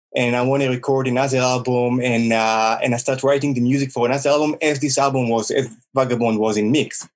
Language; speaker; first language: English; non-native, fluent; Hebrew